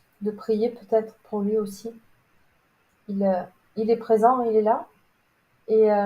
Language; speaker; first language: French; native; French